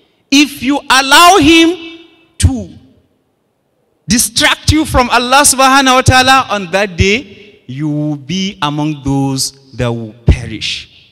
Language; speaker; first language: English; non-native, local second language; Hausa